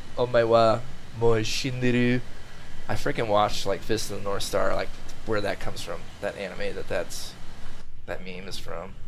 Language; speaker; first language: English; native; English